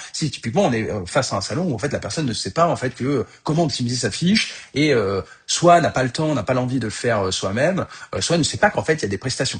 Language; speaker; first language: French; native; French